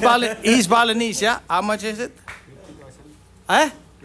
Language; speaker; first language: English; non-native, learner; Dutch